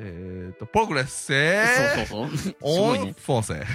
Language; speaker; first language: French; non-native, learner; Japanese